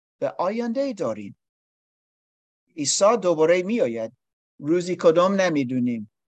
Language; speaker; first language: Persian; non-native, learner; English